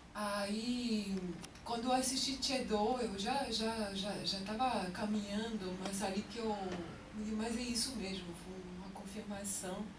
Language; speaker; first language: Portuguese; non-native, fluent; French